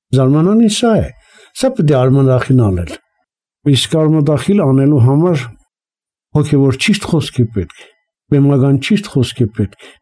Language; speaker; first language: Armenian; native; Armenian